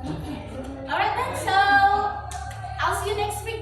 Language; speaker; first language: English; non-native, fluent; Indonesian